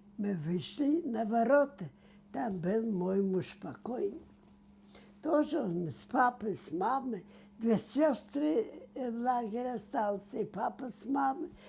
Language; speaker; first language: Russian; non-native, local second language; Yiddish